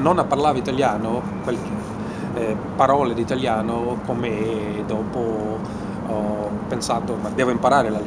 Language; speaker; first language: Italian; non-native, fluent; Portuguese